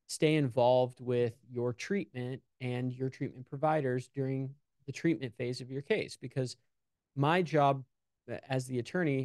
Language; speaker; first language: English; native; English